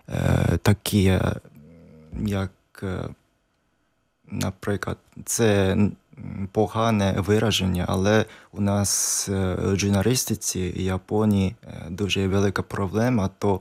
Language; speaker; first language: Ukrainian; non-native, learner; Japanese